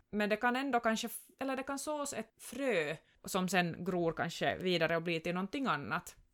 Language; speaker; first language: Swedish; native; Swedish